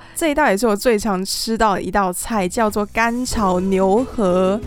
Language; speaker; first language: Chinese; non-native, fluent; Cantonese